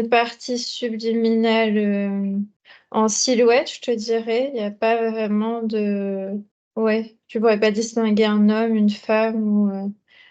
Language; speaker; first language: French; native; French